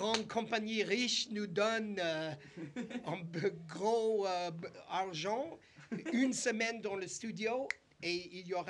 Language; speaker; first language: French; non-native, fluent; English